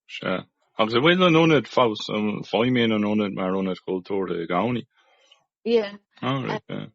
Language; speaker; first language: Irish; non-native, local second language; English